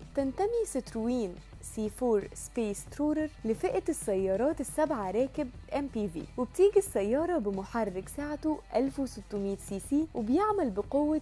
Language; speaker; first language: Arabic; native; Arabic